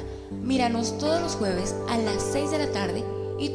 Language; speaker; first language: Spanish; native; Spanish